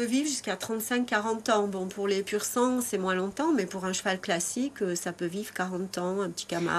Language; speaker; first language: French; native; French